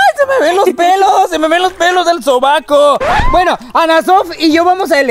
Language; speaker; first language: Spanish; native; Spanish